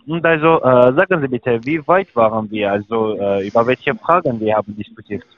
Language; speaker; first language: German; non-native, learner; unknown